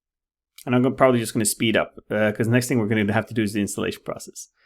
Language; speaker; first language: English; non-native, fluent; Norwegian